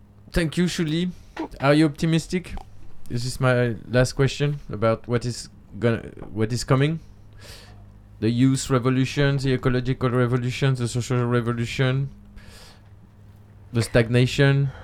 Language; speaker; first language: English; non-native, fluent; French